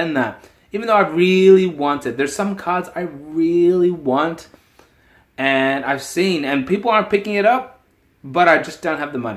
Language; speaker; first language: English; native; English